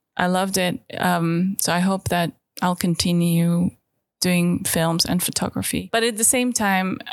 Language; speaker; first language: English; non-native, fluent; Russian